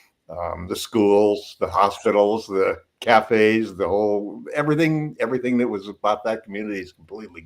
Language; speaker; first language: English; native; English